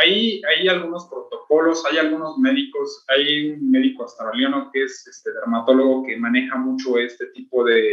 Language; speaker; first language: Spanish; native; Spanish